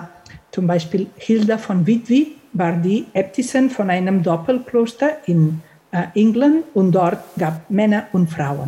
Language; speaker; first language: German; non-native, fluent; Catalan